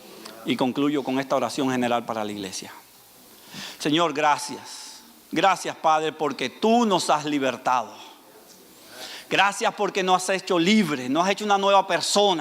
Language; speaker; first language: Spanish; native; Spanish